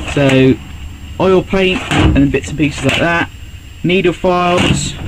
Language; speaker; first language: English; native; English